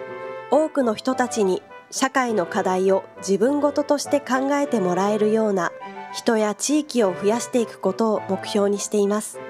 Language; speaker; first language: Japanese; native; Japanese